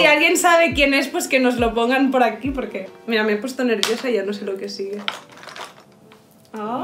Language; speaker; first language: Spanish; native; Spanish